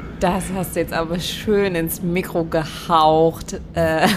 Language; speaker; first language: German; native; German